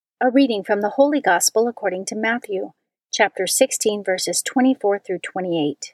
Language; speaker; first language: English; native; English